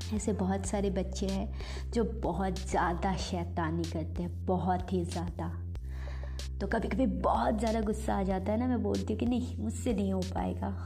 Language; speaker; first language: Hindi; non-native, local second language; Assamese